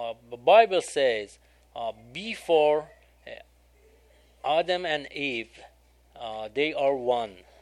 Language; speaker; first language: English; non-native, learner; Persian